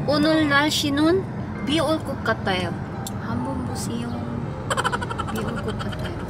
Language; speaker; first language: Korean; non-native, learner; Cebuano